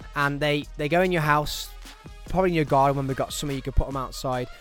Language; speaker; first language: English; native; English